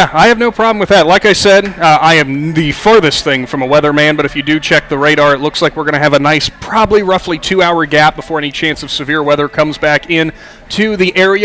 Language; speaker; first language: English; native; English